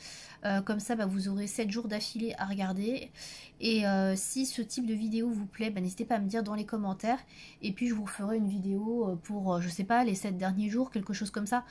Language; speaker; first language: French; native; French